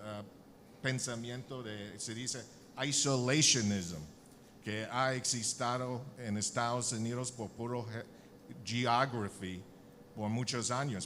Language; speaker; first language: Spanish; non-native, learner; English